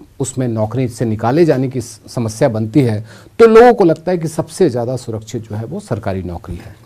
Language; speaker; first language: Hindi; native; Hindi